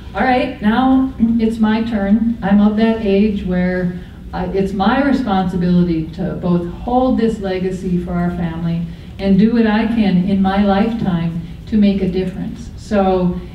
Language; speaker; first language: English; native; English